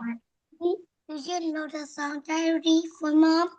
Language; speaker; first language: English; non-native, learner; Vietnamese